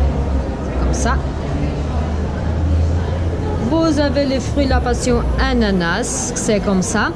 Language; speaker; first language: French; non-native, learner; Portuguese